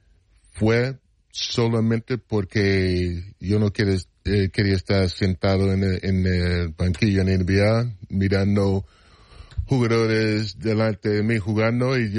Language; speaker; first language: Spanish; non-native, fluent; English